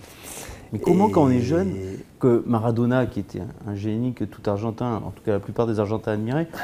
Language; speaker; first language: French; native; French